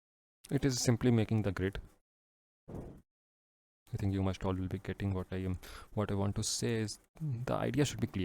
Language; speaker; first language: English; non-native, local second language; Hindi